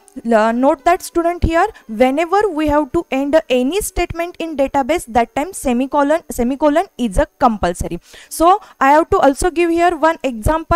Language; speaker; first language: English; non-native, local second language; Marathi